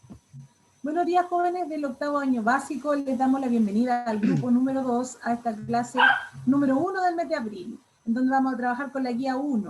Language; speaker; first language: Spanish; native; Spanish